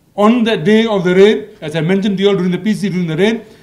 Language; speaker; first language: English; non-native, local second language; Malay